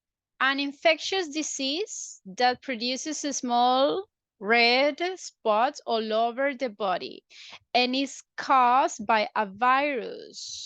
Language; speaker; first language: English; non-native, fluent; Spanish